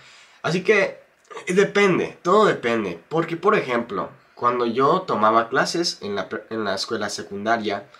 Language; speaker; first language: Spanish; non-native, fluent; English